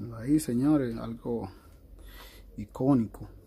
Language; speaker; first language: Spanish; native; Spanish